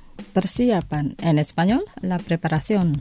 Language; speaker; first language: Spanish; non-native, local second language; Indonesian